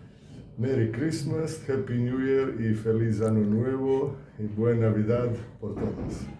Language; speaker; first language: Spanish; non-native, learner; Croatian